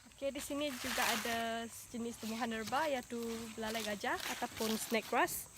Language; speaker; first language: Malay; non-native, local second language; Iban